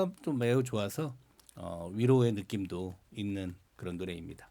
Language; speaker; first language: Korean; native; Korean